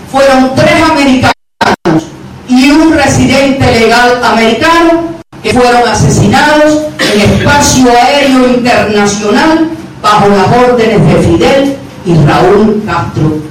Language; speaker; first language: Spanish; native; Spanish